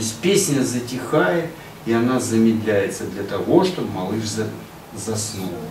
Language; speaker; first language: Russian; native; Russian